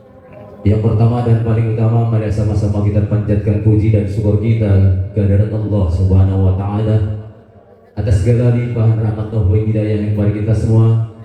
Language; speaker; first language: Indonesian; native; Indonesian